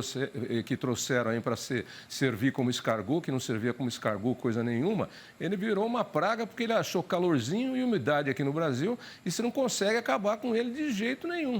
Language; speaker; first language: Portuguese; native; Portuguese